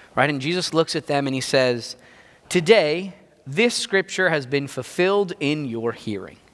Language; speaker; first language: English; native; English